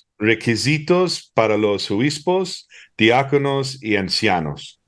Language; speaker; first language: Spanish; early bilingual, heritage; Spanish